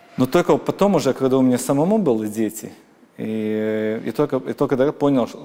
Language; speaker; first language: Russian; non-native, local second language; Latvian